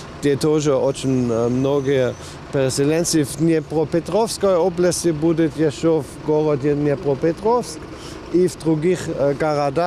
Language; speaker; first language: Russian; non-native, learner; German